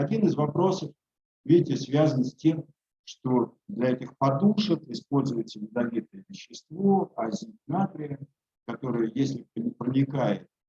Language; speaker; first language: Russian; native; Russian